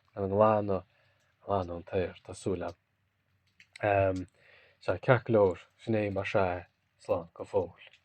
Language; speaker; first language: Irish; native; Irish